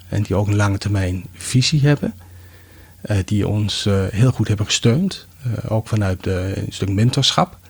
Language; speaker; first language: Dutch; non-native, fluent; Danish